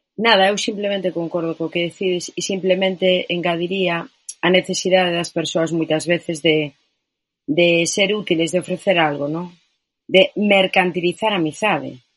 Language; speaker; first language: Galician; non-native, local second language; Spanish